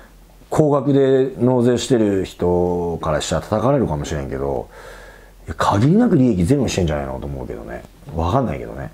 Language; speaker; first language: Japanese; native; Japanese